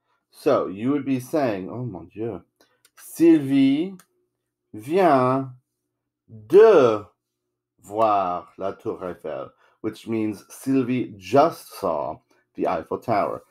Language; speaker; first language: English; native; English